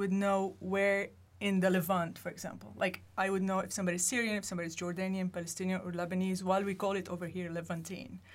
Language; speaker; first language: English; non-native, fluent; Arabic